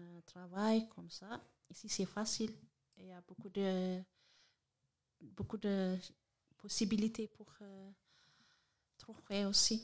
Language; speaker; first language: French; non-native, learner; Amharic